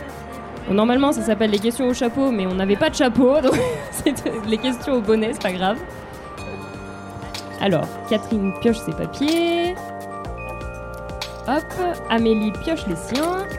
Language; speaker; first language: French; native; French